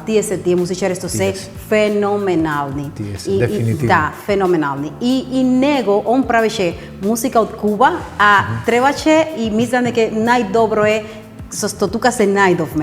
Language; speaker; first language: Macedonian; non-native, learner; Spanish